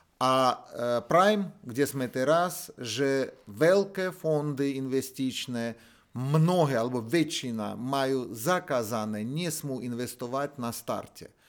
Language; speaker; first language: Slovak; non-native, fluent; Russian